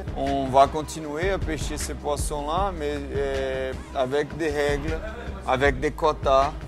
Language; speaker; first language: French; non-native, fluent; Portuguese